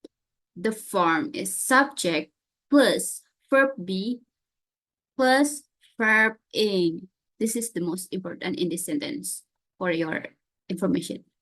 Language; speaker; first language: English; non-native, learner; Indonesian